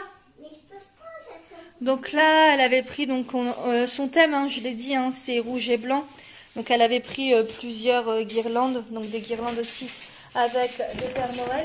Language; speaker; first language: French; native; French